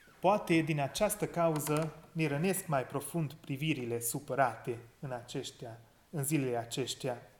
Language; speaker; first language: Romanian; non-native, local second language; Hungarian